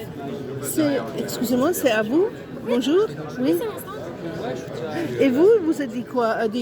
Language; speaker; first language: French; non-native, learner; Italian